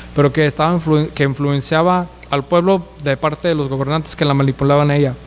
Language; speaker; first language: Spanish; early bilingual, heritage; Spanish